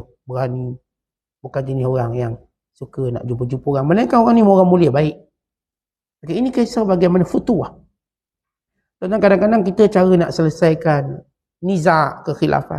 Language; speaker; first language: Malay; native; Malay